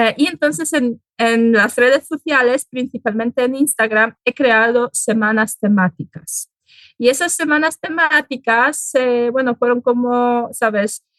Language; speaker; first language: Spanish; non-native, fluent; Polish